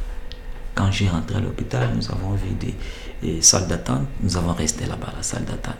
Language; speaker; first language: French; non-native, local second language; Lingala